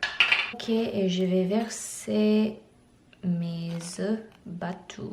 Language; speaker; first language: French; non-native, learner; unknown